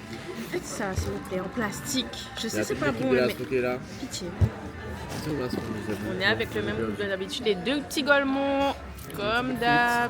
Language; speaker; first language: French; native; French